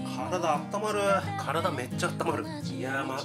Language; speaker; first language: Japanese; native; Japanese